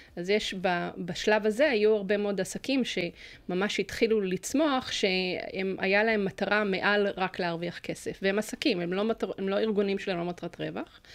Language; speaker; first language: Hebrew; early bilingual, other home language; English